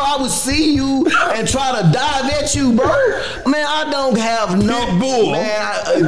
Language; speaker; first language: English; native; English